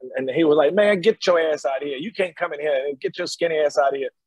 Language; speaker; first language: English; native; English